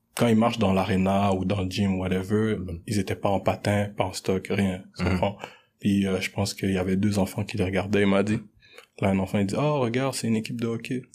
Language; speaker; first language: French; early bilingual, other home language; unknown